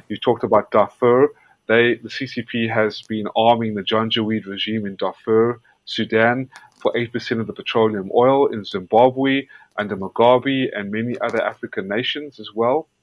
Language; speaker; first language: English; native; English